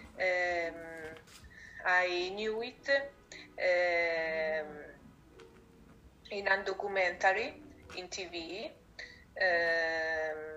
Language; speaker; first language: English; non-native, learner; Italian